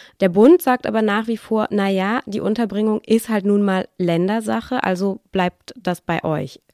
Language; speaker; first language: German; native; German